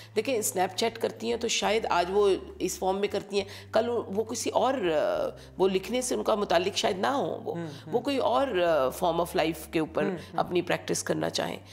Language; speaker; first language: Urdu; native; Urdu